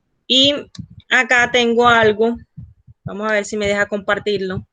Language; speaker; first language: Spanish; native; Spanish